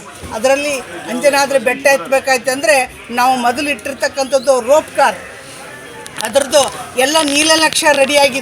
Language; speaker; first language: Kannada; native; Kannada